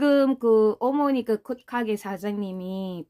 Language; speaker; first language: Korean; non-native, fluent; Filipino